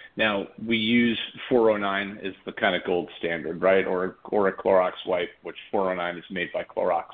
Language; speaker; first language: English; native; English